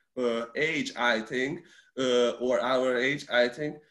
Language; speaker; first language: English; early bilingual, other home language; Hungarian